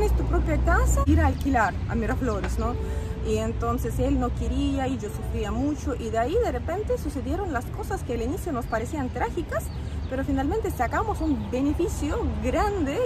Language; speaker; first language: Spanish; native; Spanish